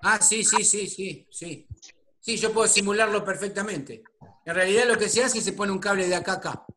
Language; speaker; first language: Spanish; native; Spanish